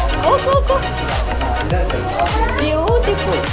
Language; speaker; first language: English; non-native, learner; Hindi